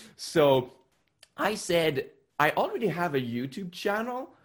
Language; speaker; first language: English; non-native, fluent; French